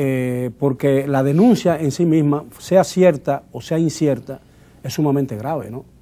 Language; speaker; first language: Spanish; native; Spanish